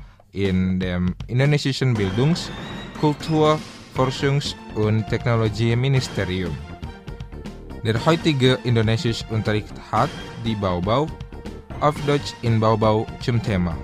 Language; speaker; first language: German; non-native, fluent; Indonesian